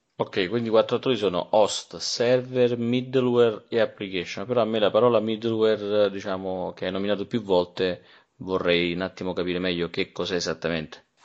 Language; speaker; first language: Italian; native; Italian